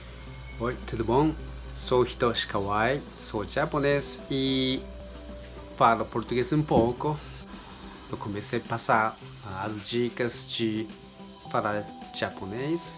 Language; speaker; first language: Portuguese; non-native, learner; Japanese